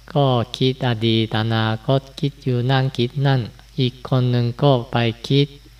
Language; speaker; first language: Thai; non-native, fluent; Japanese